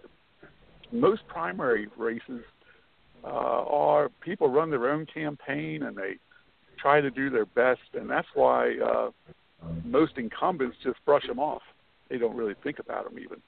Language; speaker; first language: English; native; English